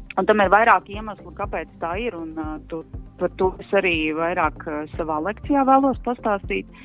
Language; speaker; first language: Latvian; native; Latvian